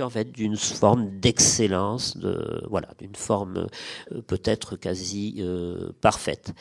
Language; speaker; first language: French; native; French